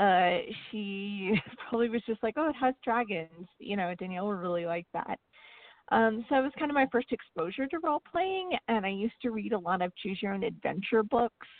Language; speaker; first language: English; native; English